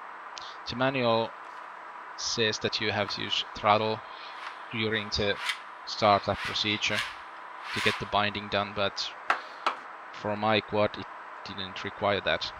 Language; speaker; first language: English; non-native, fluent; Finnish